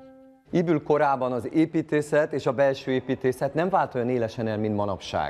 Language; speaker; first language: Hungarian; native; Hungarian